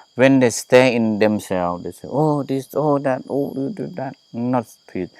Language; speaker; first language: English; non-native, learner; Thai